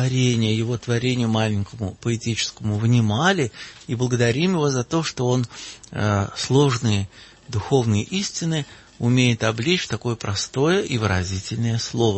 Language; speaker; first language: Russian; native; Russian